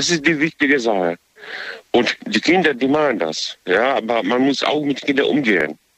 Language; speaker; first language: German; non-native, learner; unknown